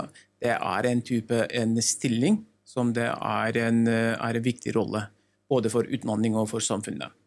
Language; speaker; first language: Norwegian; non-native, learner; Turkish